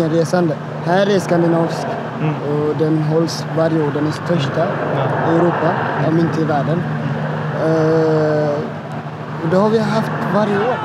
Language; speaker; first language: Swedish; non-native, fluent; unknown